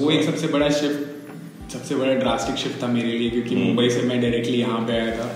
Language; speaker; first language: Hindi; non-native, local second language; Marathi